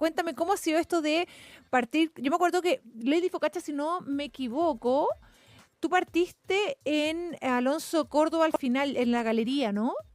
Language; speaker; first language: Spanish; native; Spanish